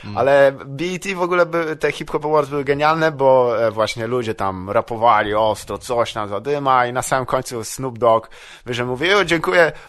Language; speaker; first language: Polish; native; Polish